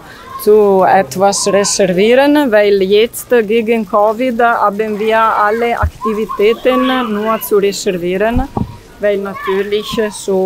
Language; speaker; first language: German; non-native, learner; Italian